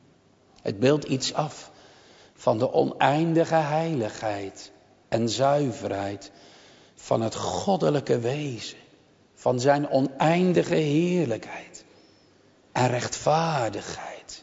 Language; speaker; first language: Dutch; native; Dutch